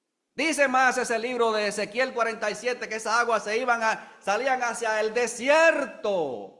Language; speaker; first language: Spanish; native; Spanish